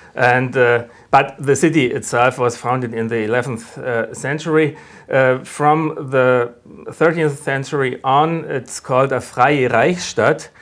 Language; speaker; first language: English; non-native, fluent; German